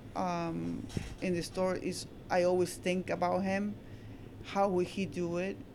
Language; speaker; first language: English; non-native, fluent; Spanish